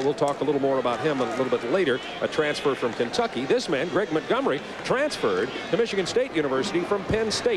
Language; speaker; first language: English; native; English